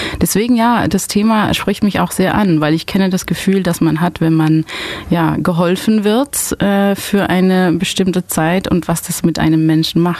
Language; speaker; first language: German; non-native, fluent; Dutch